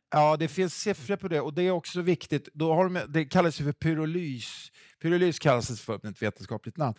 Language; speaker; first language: Swedish; native; Swedish